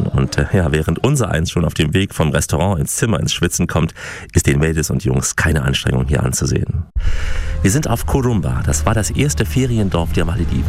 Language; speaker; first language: German; native; German